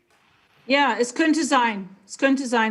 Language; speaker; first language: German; non-native, fluent; English